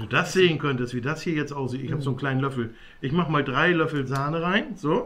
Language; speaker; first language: German; native; German